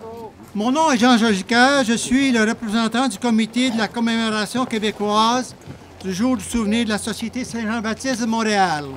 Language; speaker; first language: French; native; French